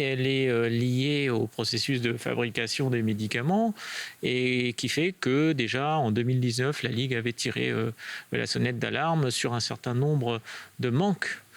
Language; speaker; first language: French; native; French